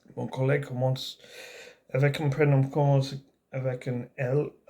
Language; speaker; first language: French; non-native, learner; English